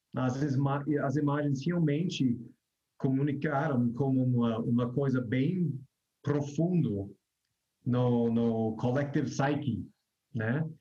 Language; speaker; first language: Portuguese; non-native, fluent; English